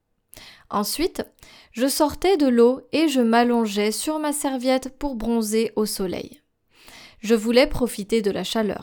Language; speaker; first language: French; non-native, fluent; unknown